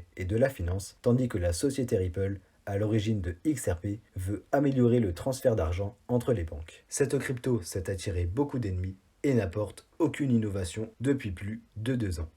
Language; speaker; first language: French; native; French